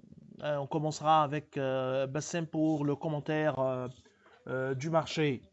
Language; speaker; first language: French; non-native, local second language; Arabic